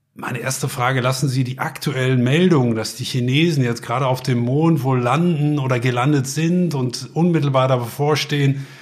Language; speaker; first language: German; native; German